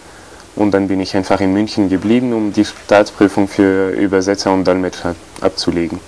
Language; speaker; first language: German; non-native, fluent; French